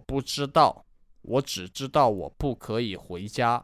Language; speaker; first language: Chinese; non-native, learner; English